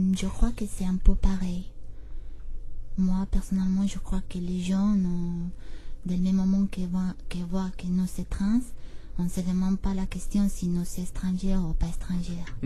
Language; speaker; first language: French; non-native, fluent; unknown